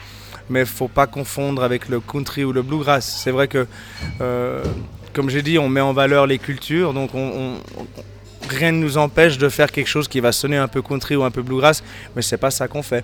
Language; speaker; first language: French; native; French